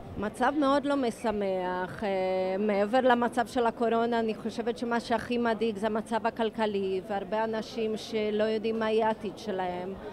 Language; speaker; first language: Hebrew; native; Hebrew